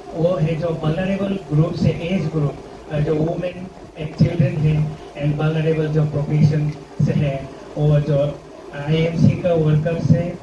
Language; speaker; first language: Hindi; non-native, local second language; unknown